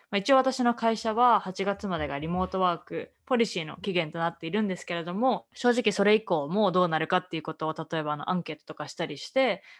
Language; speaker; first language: Japanese; native; Japanese